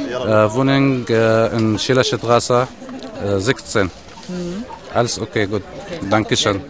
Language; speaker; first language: German; non-native, learner; Arabic